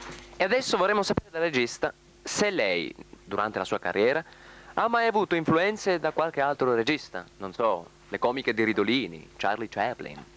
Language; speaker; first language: Italian; native; Italian